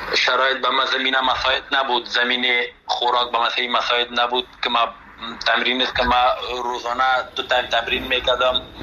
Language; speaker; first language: Persian; native; Persian